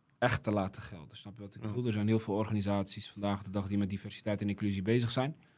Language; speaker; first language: Dutch; early bilingual, other home language; Riffian